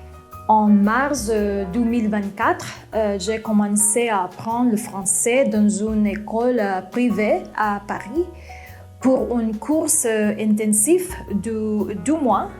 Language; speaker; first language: French; non-native, fluent; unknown